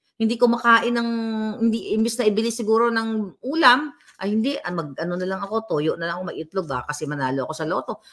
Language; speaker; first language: Filipino; native; Filipino